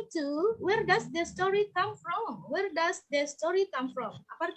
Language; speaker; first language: English; non-native, learner; Indonesian